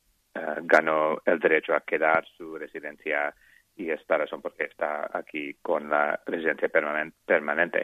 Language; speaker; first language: Spanish; non-native, learner; English